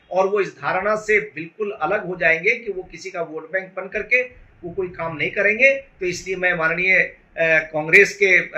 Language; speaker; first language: Hindi; native; Hindi